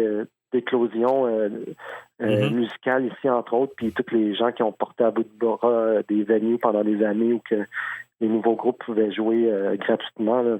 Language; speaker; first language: French; native; French